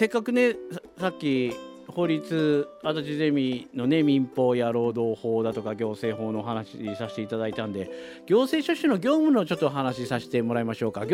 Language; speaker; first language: Japanese; native; Japanese